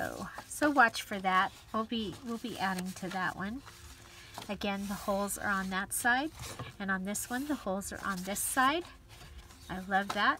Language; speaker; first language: English; native; English